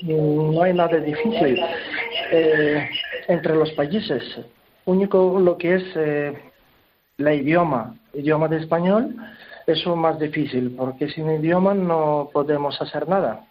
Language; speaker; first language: Spanish; non-native, learner; Ukrainian